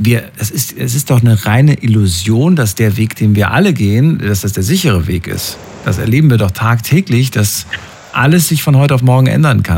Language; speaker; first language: German; native; German